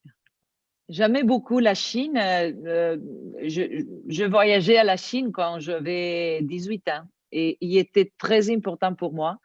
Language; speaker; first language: French; non-native, learner; Italian